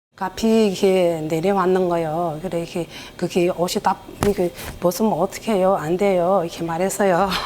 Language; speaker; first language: Korean; non-native, learner; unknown